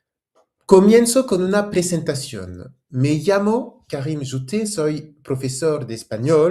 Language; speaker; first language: Spanish; non-native, fluent; French